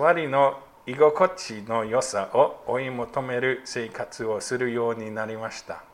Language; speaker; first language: Japanese; non-native, fluent; English